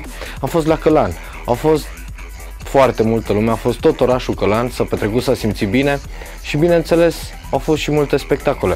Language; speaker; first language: Romanian; native; Romanian